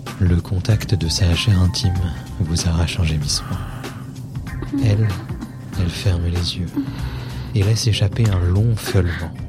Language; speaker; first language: French; native; French